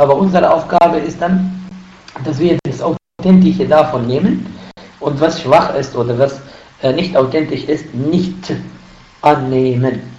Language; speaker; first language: German; non-native, fluent; Arabic